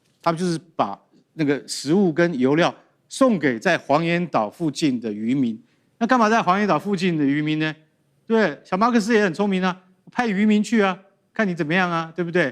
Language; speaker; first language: Chinese; native; Chinese